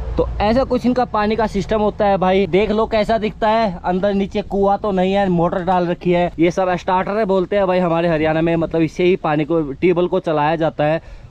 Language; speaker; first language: Hindi; native; Hindi